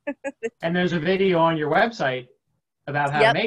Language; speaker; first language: English; native; English